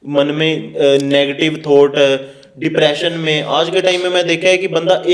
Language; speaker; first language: Hindi; non-native, local second language; Punjabi